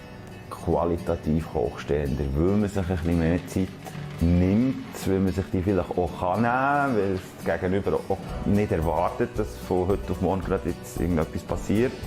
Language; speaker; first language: German; native; German